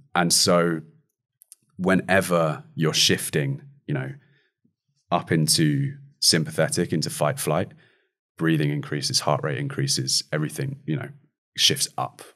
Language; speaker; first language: English; native; English